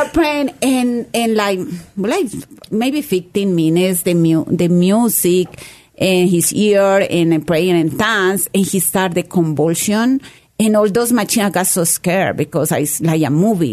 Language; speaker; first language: English; non-native, learner; Spanish